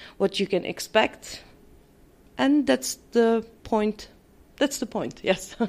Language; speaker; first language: English; non-native, fluent; Czech